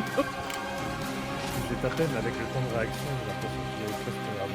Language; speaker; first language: French; native; French